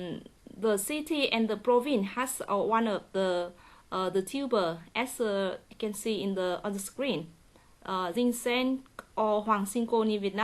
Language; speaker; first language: English; non-native, learner; Vietnamese